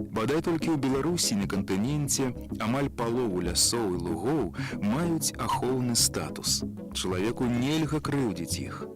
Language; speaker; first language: Belarusian; native; Belarusian